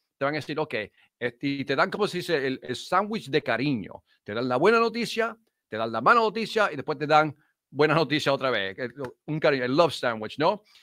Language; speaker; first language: Spanish; early bilingual, heritage; Spanish